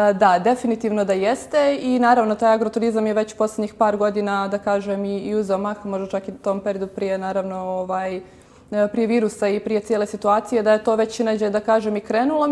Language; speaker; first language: Croatian; native; Croatian